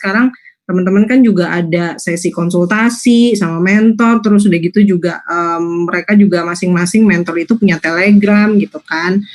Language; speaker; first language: Indonesian; native; Indonesian